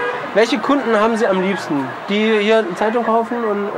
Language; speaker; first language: German; native; German